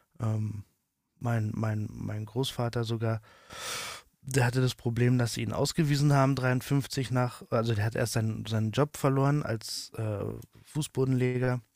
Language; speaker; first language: German; native; German